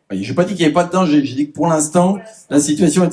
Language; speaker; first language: French; native; French